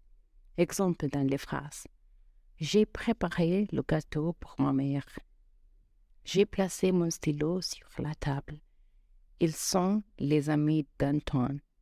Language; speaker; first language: French; non-native, fluent; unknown